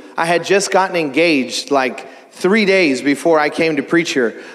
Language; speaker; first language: English; native; English